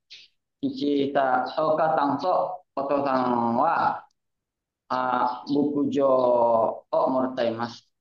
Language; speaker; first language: Japanese; non-native, learner; Indonesian